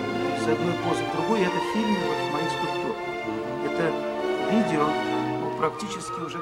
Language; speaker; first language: Russian; native; Russian